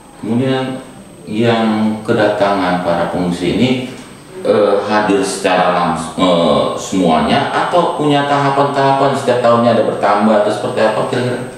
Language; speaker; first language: Indonesian; native; Indonesian